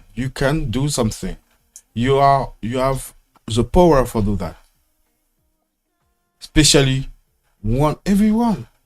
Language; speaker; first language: English; non-native, learner; French